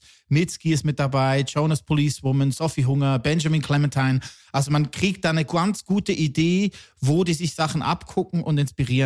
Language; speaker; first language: German; native; German